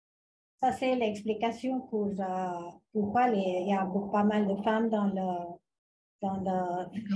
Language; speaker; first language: French; non-native, fluent; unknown